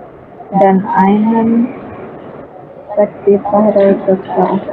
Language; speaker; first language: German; non-native, learner; Indonesian